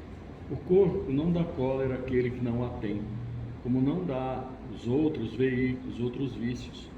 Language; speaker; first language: Portuguese; native; Portuguese